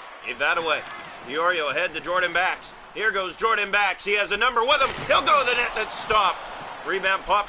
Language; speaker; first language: English; native; English